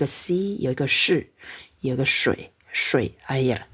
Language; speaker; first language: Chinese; non-native, fluent; Indonesian